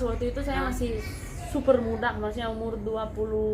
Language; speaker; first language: Indonesian; non-native, fluent; Spanish